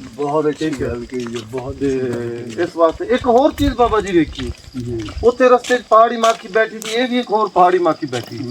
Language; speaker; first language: Punjabi; non-native, local second language; Saraiki